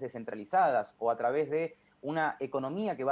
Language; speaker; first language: Spanish; native; Spanish